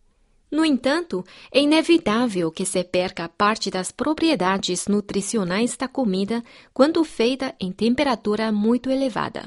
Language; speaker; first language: Portuguese; non-native, fluent; Chinese